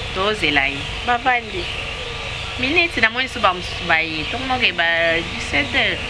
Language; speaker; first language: Lingala; non-native, local second language; Luba-Lulua